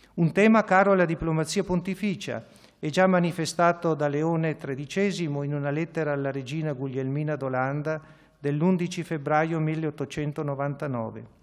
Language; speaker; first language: Italian; native; Italian